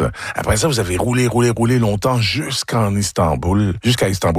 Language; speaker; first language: French; native; French